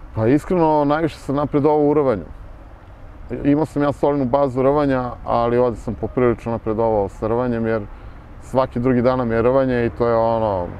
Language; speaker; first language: Serbian; native; Serbian